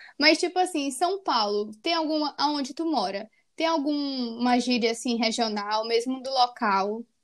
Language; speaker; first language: Portuguese; native; Portuguese